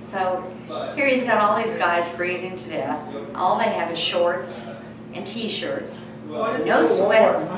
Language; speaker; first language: English; native; English